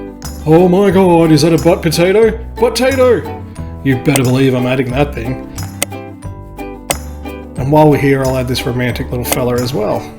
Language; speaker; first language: English; native; English